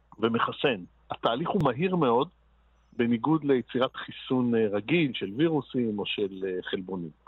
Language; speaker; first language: Hebrew; native; Hebrew